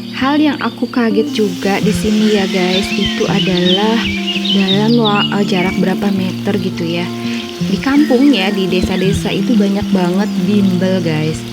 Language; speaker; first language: Indonesian; native; Indonesian